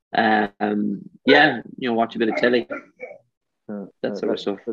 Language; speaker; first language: English; native; English